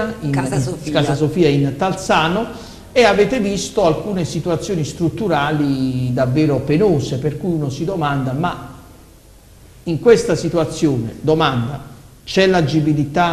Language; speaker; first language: Italian; native; Italian